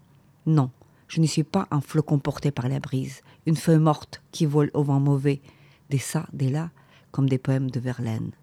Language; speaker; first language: French; non-native, fluent; Ukrainian